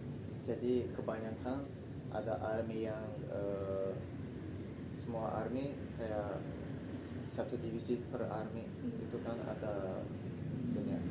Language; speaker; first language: Indonesian; non-native, learner; Tajik